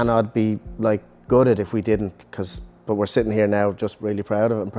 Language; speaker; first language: English; native; English